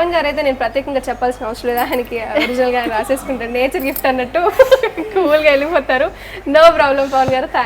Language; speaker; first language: Telugu; native; Telugu